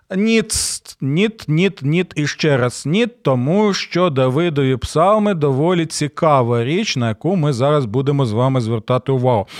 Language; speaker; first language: Ukrainian; non-native, local second language; Russian